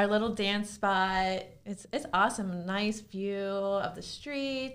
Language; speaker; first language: English; native; English